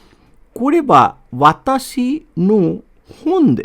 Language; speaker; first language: Japanese; non-native, fluent; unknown